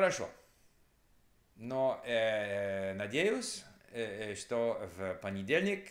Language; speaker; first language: Russian; non-native, learner; English